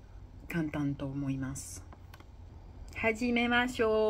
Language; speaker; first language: Japanese; non-native, learner; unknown